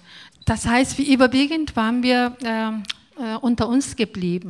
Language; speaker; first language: German; non-native, fluent; Korean